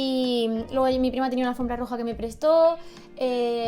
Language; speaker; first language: Spanish; native; Spanish